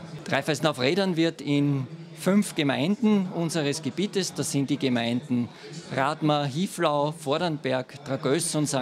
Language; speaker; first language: German; native; German